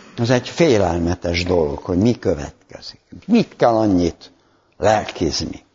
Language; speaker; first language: Hungarian; native; Hungarian